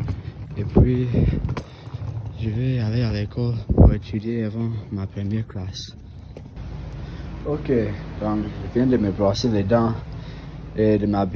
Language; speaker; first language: French; non-native, fluent; English